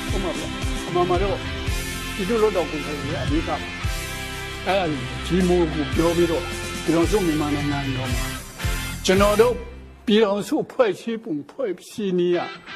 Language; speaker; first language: Burmese; non-native, local second language; Tedim Chin